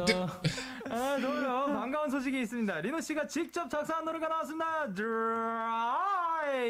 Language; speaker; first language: Korean; early bilingual, heritage; Korean